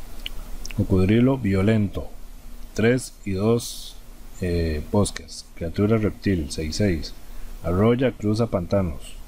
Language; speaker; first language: Spanish; native; Spanish